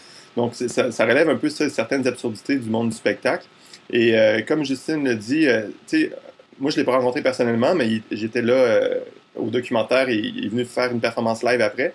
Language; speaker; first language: French; native; French